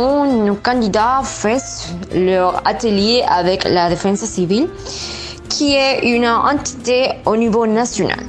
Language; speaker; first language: French; non-native, learner; Spanish